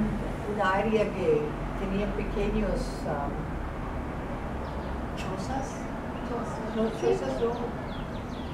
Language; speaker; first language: Spanish; non-native, fluent; English